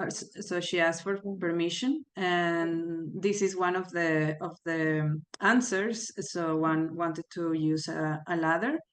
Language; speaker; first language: English; non-native, fluent; Spanish